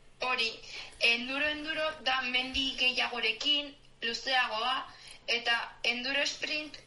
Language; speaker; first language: Basque; non-native, local second language; Spanish